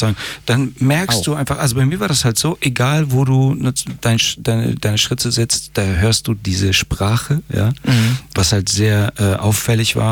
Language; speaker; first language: German; early bilingual, other home language; Persian